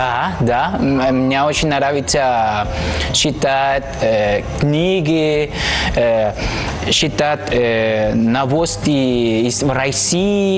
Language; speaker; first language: Russian; non-native, learner; Spanish